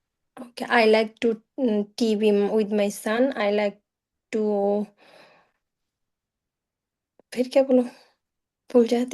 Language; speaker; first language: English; non-native, learner; Bangla